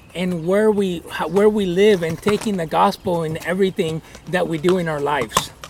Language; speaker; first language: English; early bilingual, other home language; Spanish